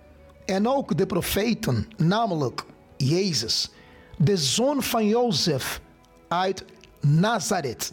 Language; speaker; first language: Dutch; non-native, fluent; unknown